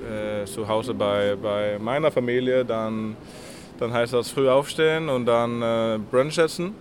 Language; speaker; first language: German; non-native, learner; Norwegian